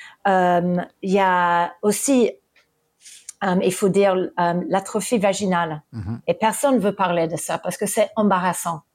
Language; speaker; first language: French; early bilingual, heritage; English